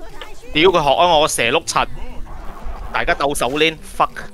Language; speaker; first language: Chinese; native; Chinese